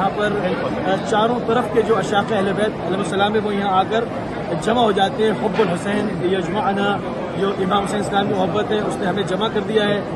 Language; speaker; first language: Urdu; native; Urdu